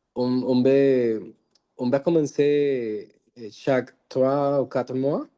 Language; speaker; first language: French; non-native, learner; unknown